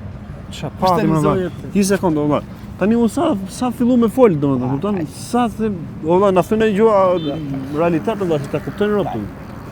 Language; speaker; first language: Albanian; native; Albanian